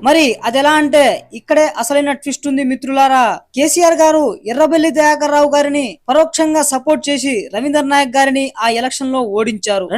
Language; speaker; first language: Telugu; non-native, local second language; Lambadi